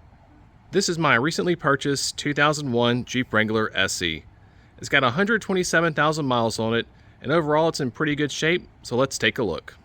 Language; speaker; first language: English; native; English